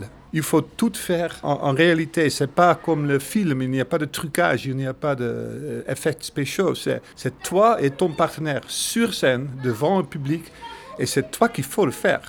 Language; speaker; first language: French; non-native, fluent; Dutch